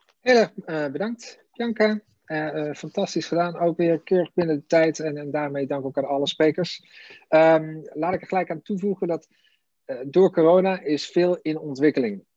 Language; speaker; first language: Dutch; native; Dutch